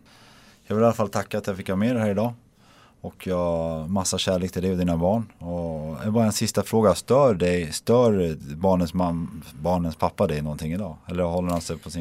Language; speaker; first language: Swedish; native; Swedish